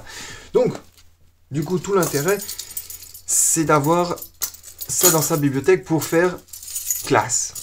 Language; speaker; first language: French; native; French